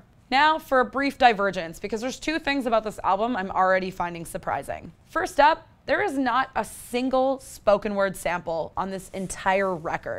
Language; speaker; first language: English; native; English